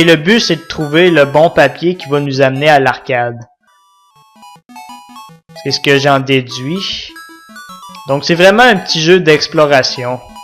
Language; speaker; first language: French; native; French